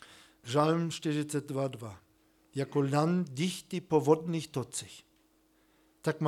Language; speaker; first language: Czech; non-native, fluent; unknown